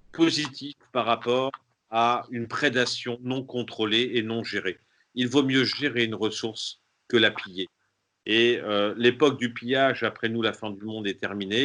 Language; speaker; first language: French; native; French